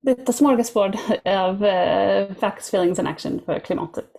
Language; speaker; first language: Swedish; non-native, fluent; English